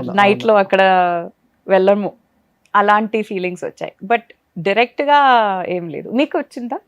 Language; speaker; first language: Telugu; non-native, learner; Malayalam